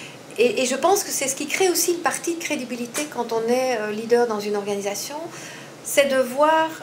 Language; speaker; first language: French; native; French